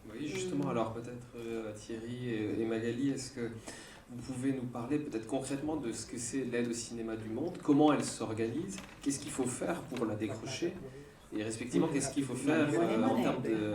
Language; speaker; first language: French; native; French